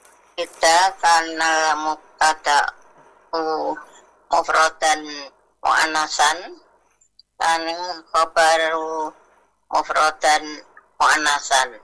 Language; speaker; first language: Arabic; non-native, learner; Indonesian